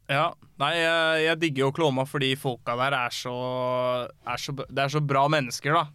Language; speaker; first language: Norwegian; native; Norwegian